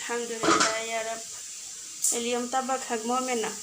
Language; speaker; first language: Arabic; non-native, learner; Bangla